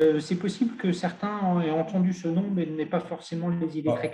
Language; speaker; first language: French; native; French